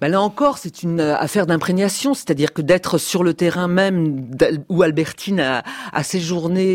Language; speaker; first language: French; native; French